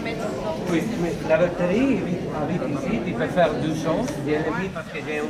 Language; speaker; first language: French; non-native, learner; Spanish